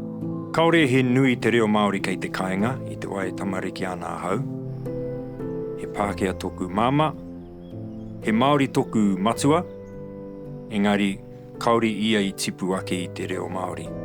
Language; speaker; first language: Māori; non-native, local second language; English